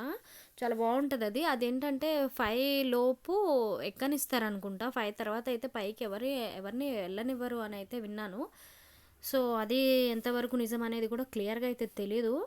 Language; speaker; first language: Telugu; native; Telugu